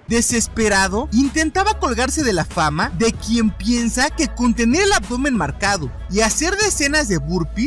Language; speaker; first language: Spanish; native; Spanish